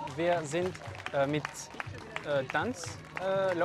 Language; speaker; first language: German; non-native, learner; French